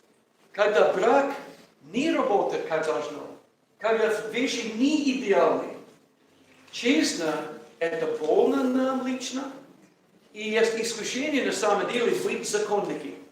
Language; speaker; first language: Russian; non-native, learner; English